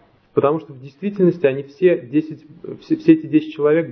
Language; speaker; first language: Russian; native; Russian